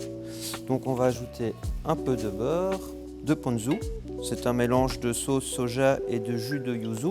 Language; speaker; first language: French; native; French